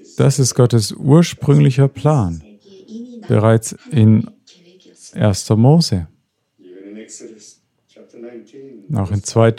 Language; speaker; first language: German; non-native, fluent; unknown